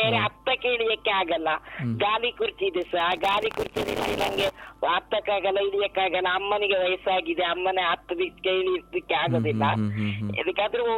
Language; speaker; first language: Kannada; non-native, local second language; Kodava